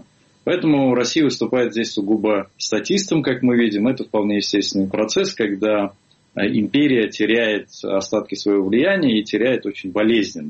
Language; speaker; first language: Russian; native; Russian